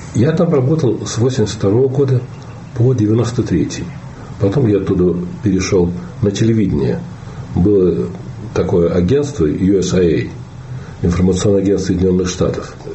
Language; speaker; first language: Russian; native; Russian